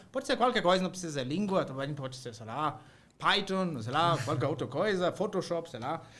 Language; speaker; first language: Portuguese; non-native, fluent; German